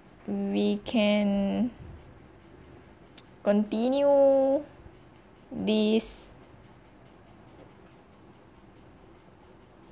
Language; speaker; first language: English; non-native, learner; Malay